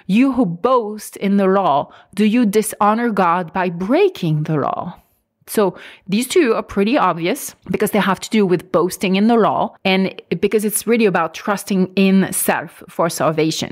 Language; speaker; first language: English; non-native, fluent; French